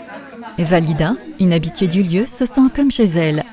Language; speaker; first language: French; native; French